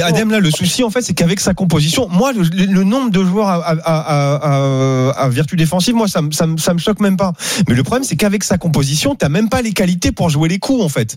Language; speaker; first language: French; native; French